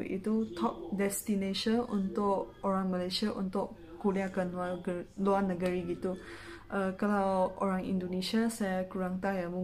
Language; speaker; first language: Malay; non-native, local second language; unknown